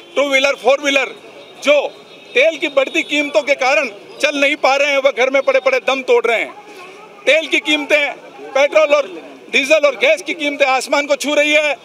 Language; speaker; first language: Hindi; native; Hindi